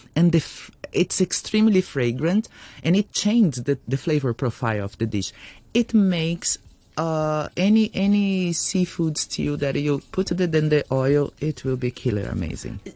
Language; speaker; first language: English; non-native, fluent; Portuguese